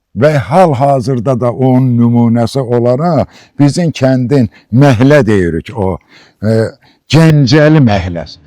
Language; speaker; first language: Azerbaijani; native; Azerbaijani